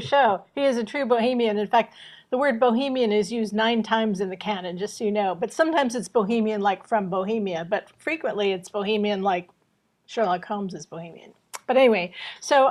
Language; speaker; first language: English; native; English